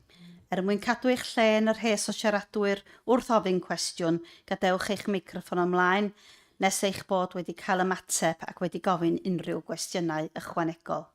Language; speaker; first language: Welsh; native; Welsh